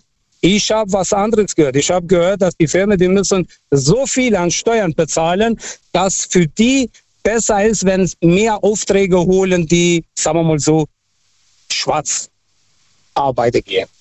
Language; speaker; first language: German; non-native, local second language; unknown